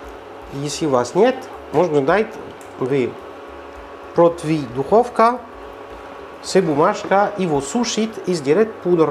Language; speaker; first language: Russian; non-native, learner; French